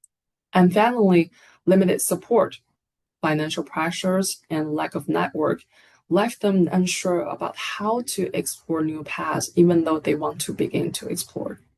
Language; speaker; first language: English; non-native, fluent; Chinese